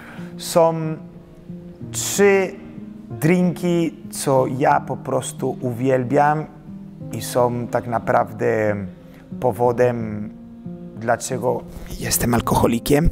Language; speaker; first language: Polish; early bilingual, heritage; Polish